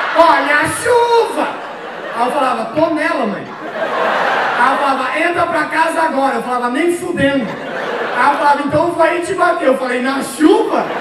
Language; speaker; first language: Portuguese; native; Portuguese